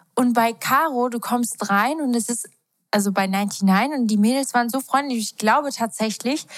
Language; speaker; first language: German; early bilingual, other home language; Portuguese